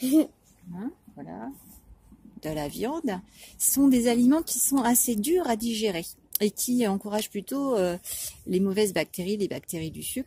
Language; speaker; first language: French; native; French